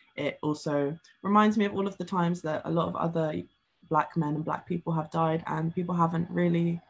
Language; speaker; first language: English; native; English